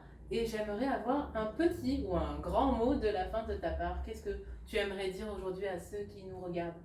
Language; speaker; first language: French; native; French